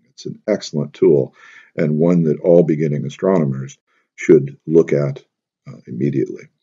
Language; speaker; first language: English; native; English